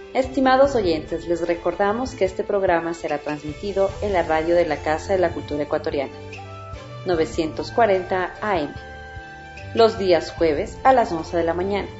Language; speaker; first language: Spanish; native; Spanish